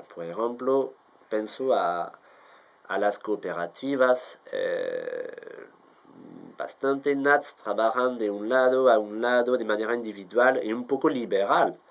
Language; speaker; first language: Spanish; non-native, fluent; French